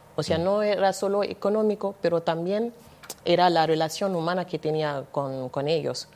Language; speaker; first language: Spanish; non-native, fluent; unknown